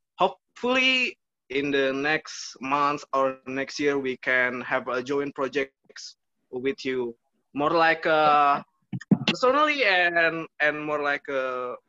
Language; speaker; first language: English; non-native, learner; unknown